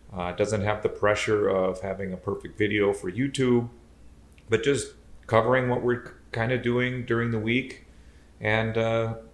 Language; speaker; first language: English; native; English